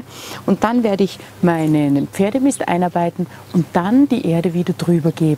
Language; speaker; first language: German; native; German